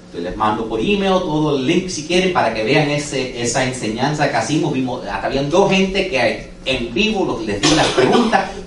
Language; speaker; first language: Spanish; non-native, fluent; English